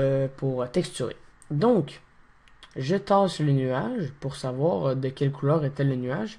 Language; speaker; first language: French; native; French